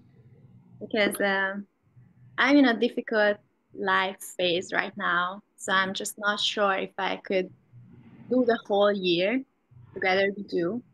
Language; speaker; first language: English; non-native, learner; Hungarian